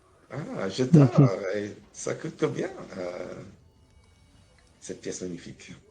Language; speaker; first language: French; non-native, learner; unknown